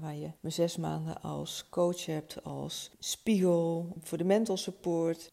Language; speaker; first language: Dutch; native; Dutch